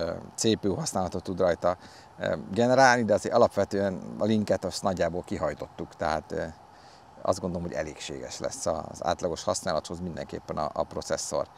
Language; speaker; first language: Hungarian; native; Hungarian